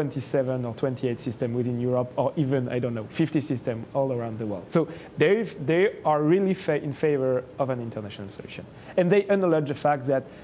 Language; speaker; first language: English; non-native, fluent; French